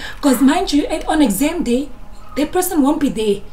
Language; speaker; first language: English; non-native, local second language; Afrikaans